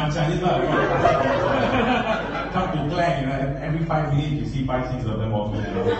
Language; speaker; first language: English; non-native, local second language; Tamil